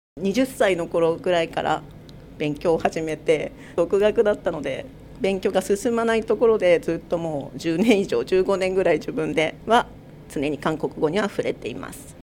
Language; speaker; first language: Japanese; native; Japanese